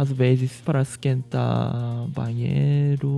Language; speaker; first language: Portuguese; early bilingual, heritage; Japanese